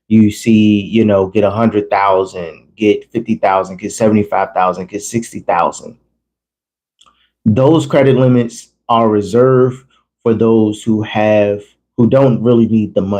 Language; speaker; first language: English; native; English